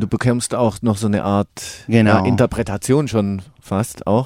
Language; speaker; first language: German; native; German